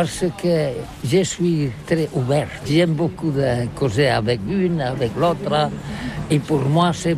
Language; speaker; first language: French; non-native, learner; Catalan